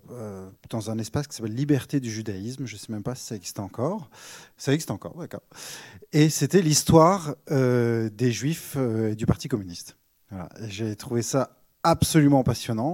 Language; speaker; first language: French; native; French